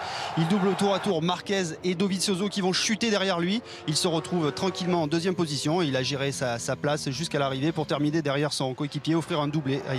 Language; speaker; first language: French; native; French